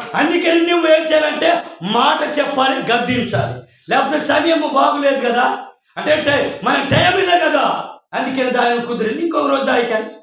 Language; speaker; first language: Telugu; non-native, local second language; Koya